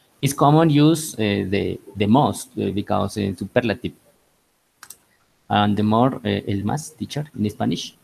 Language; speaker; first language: English; non-native, learner; Spanish